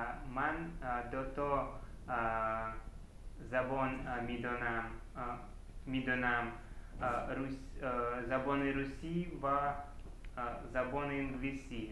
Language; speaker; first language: Persian; non-native, learner; Russian